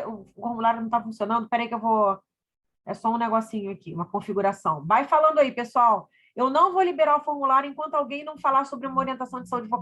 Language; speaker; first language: Portuguese; native; Portuguese